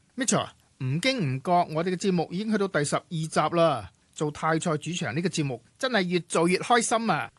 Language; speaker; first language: Chinese; non-native, local second language; Cantonese